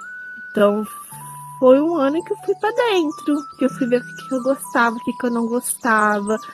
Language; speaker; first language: Portuguese; native; Portuguese